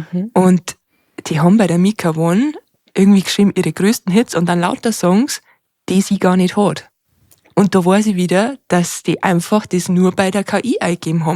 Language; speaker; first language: German; native; German